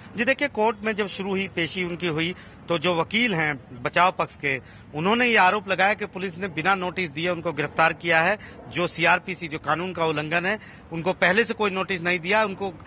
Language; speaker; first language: Hindi; native; Hindi